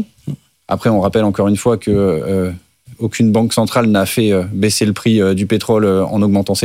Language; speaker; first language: French; native; French